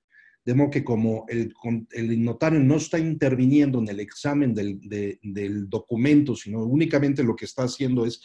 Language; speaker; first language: Spanish; native; Spanish